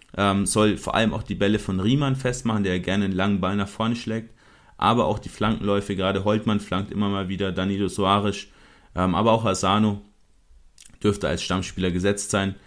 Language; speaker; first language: German; native; German